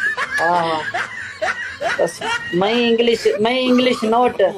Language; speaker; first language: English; non-native, learner; Sindhi